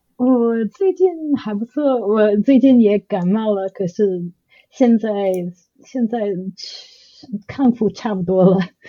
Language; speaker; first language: Chinese; non-native, fluent; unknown